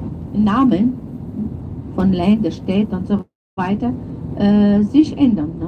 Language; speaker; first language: German; non-native, fluent; Portuguese